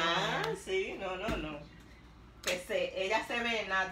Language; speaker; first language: Spanish; native; Spanish